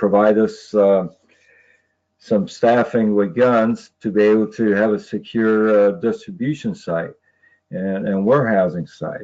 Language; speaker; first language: English; native; English